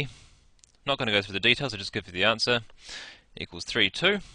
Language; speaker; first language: English; native; English